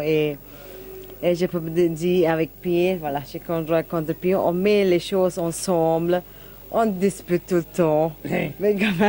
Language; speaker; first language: French; non-native, learner; English